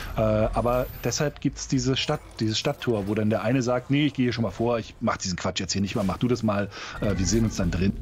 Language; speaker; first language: German; native; German